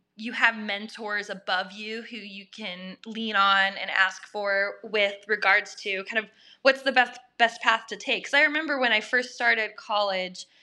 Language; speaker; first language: English; native; English